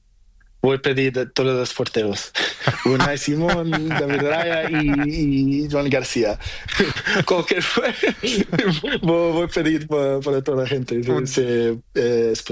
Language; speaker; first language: Spanish; non-native, learner; Portuguese